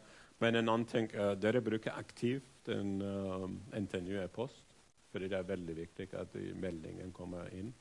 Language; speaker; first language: Norwegian; non-native, fluent; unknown